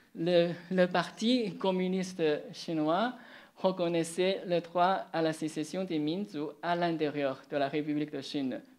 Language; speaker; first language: French; non-native, fluent; Chinese